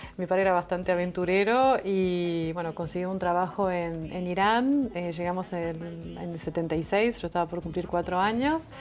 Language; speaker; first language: Spanish; non-native, fluent; French